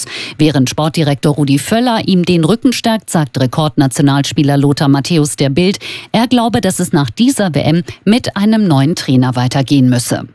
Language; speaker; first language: German; native; German